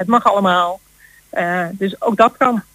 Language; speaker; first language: Dutch; native; Dutch